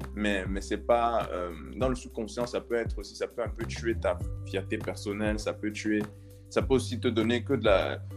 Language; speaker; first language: French; native; French